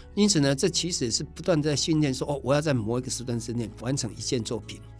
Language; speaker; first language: Chinese; non-native, local second language; Min Nan Chinese